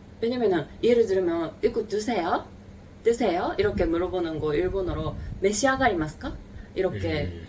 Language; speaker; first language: Korean; non-native, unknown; Japanese